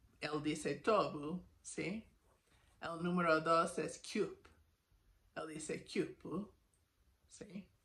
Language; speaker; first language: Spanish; non-native, fluent; English